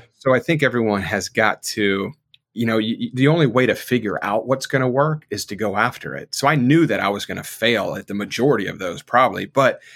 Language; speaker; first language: English; native; English